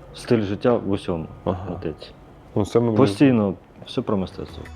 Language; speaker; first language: Ukrainian; native; Ukrainian